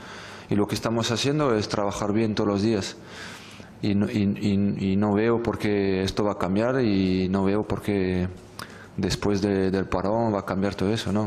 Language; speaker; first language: Spanish; non-native, fluent; French